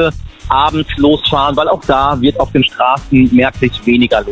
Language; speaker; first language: German; native; German